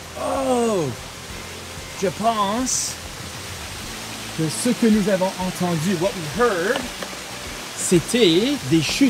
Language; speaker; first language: French; non-native, local second language; English